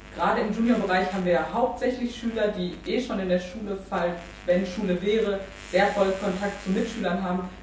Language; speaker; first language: German; native; German